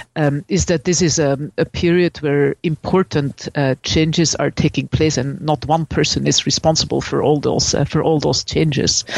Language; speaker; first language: English; non-native, fluent; Dutch